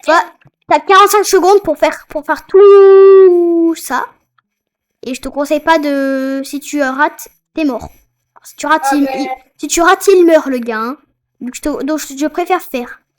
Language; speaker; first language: French; native; French